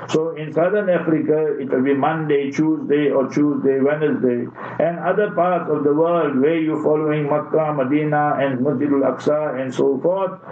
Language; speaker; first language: English; native; English